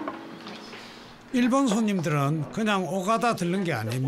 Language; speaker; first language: Korean; native; Korean